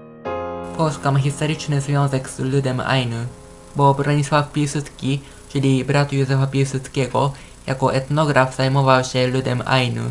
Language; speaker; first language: Polish; non-native, fluent; Japanese